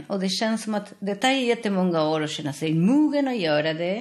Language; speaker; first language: Swedish; non-native, fluent; Spanish